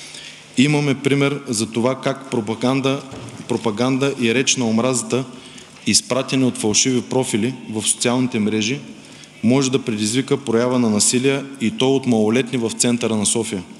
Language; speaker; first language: Bulgarian; native; Bulgarian